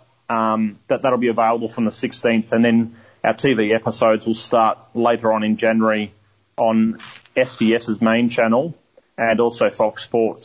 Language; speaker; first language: English; native; English